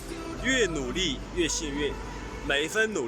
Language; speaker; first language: Chinese; native; Chinese